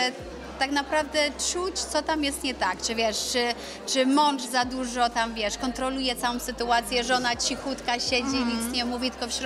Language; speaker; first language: Polish; early bilingual, other home language; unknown